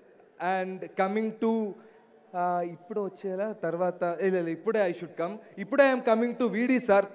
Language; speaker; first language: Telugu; non-native, learner; Malayalam